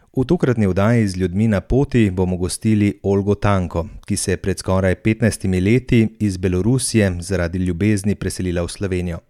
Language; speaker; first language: Slovenian; native; Slovenian